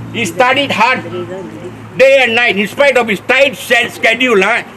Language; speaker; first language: English; non-native, local second language; Tamil